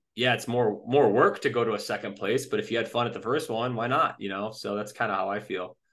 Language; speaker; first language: English; native; English